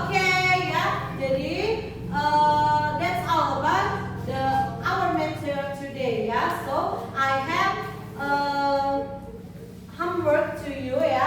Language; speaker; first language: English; non-native, learner; Indonesian